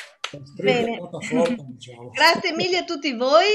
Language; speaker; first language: Italian; native; Italian